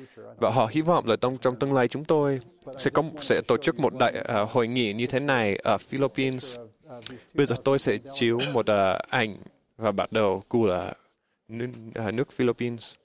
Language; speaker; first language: Vietnamese; non-native, fluent; English